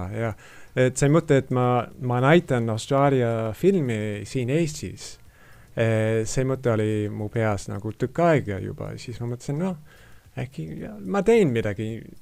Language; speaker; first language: Estonian; non-native, fluent; English